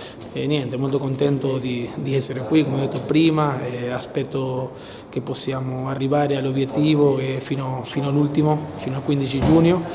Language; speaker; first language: Italian; non-native, fluent; Spanish